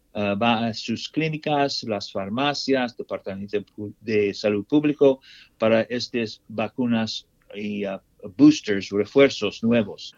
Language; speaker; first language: Spanish; non-native, learner; English